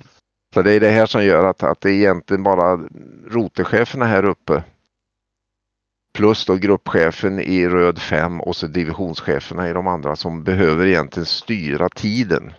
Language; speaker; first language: Swedish; native; Swedish